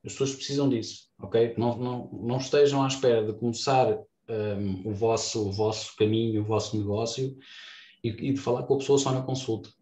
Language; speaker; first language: Portuguese; native; Portuguese